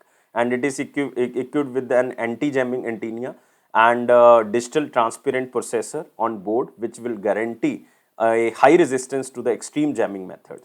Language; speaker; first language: English; non-native, local second language; Hindi